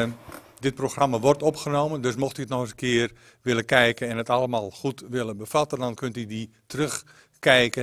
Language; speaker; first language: Dutch; native; Dutch